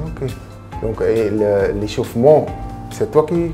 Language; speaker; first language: French; non-native, local second language; Dutch